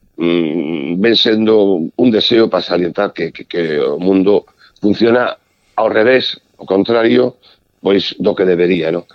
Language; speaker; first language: Galician; native; Galician